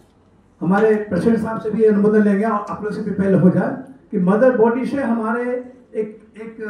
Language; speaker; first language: Hindi; native; Hindi